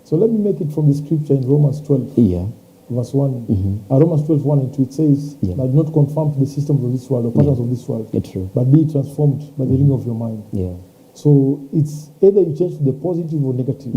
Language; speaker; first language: English; non-native, local second language; Swahili